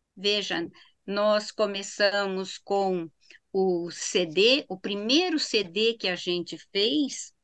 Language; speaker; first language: Portuguese; native; Portuguese